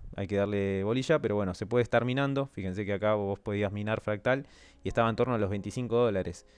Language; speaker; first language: Spanish; native; Spanish